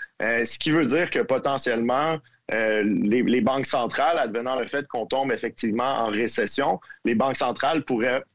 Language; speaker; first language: French; native; French